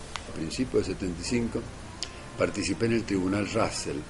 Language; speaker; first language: Spanish; native; Spanish